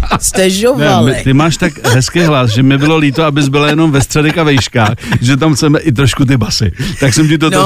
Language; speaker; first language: Czech; native; Czech